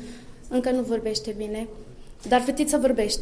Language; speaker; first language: Romanian; non-native, learner; Arabic